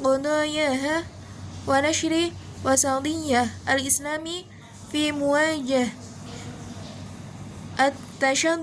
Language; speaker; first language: Arabic; non-native, learner; Indonesian